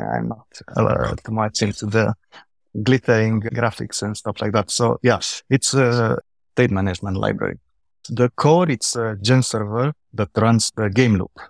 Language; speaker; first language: English; non-native, fluent; Romanian